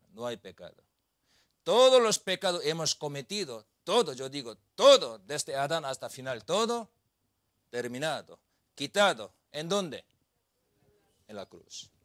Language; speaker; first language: Spanish; non-native, learner; Korean